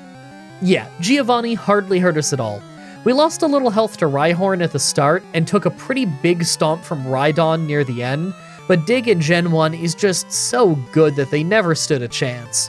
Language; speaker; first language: English; native; English